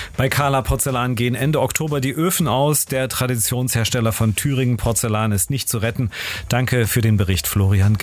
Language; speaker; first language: German; native; German